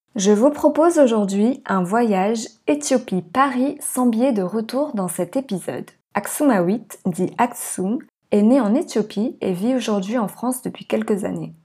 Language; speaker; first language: French; native; French